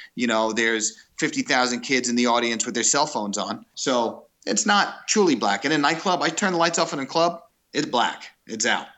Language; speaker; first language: English; native; English